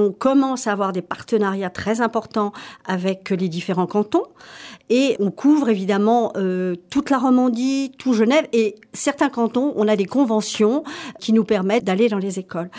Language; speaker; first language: French; native; French